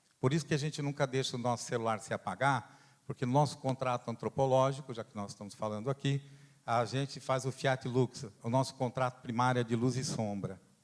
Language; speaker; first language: Portuguese; non-native, fluent; Italian